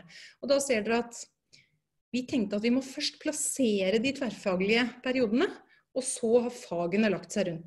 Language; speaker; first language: Norwegian; native; Norwegian